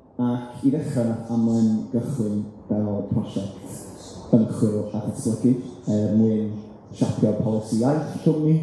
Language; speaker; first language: Welsh; native; Welsh